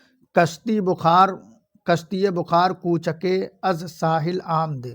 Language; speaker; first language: Persian; non-native, fluent; Urdu